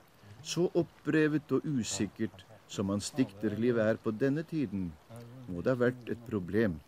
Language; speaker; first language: Norwegian; native; Norwegian